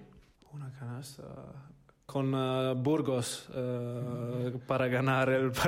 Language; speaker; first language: Spanish; non-native, fluent; Italian